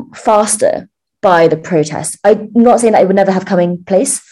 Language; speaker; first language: English; early bilingual, other home language; Chinese